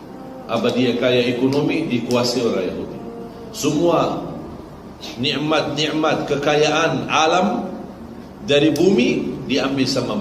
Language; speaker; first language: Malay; non-native, fluent; Arabic